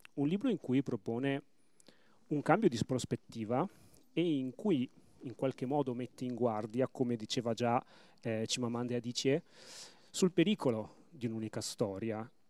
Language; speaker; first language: Italian; native; Italian